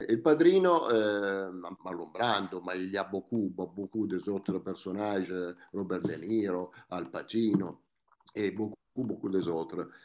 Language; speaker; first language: French; non-native, fluent; Italian